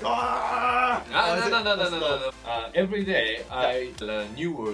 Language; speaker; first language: English; non-native, learner; Japanese